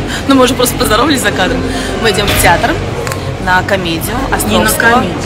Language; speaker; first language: Russian; native; Russian